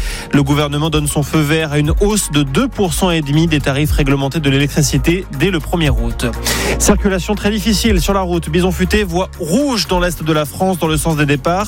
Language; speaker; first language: French; native; French